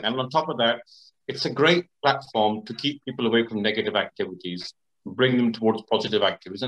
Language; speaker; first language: English; native; English